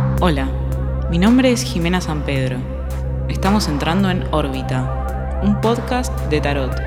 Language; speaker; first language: Spanish; native; Spanish